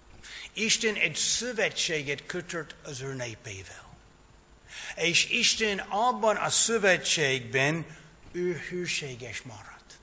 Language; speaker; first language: Hungarian; non-native, fluent; English